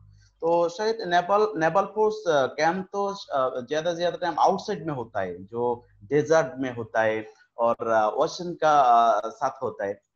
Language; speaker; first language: Hindi; non-native, fluent; Bangla